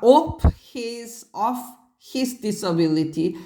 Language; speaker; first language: English; non-native, fluent; Korean